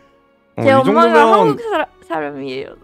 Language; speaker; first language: Korean; non-native, learner; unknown